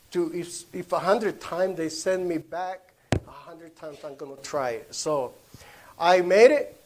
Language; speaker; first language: English; non-native, learner; Spanish